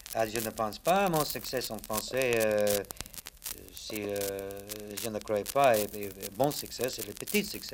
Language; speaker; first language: French; non-native, learner; English